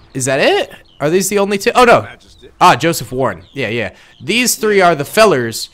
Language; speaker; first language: English; native; English